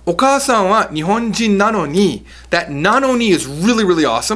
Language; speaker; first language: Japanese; non-native, fluent; English